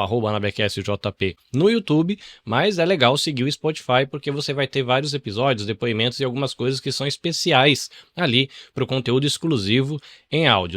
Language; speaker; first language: Portuguese; native; Portuguese